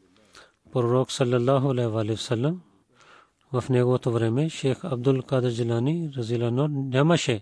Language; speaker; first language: Bulgarian; non-native, fluent; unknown